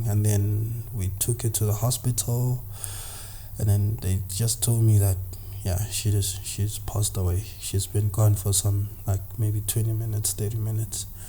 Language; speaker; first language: English; non-native, local second language; Zulu